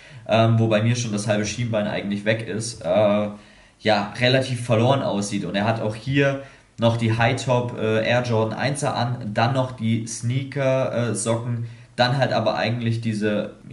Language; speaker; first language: German; native; German